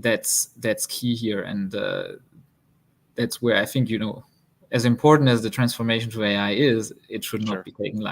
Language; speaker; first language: English; non-native, fluent; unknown